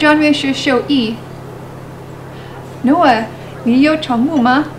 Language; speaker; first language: Chinese; non-native, learner; English